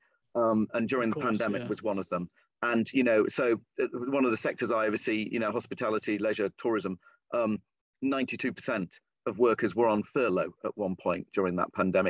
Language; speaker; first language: English; native; English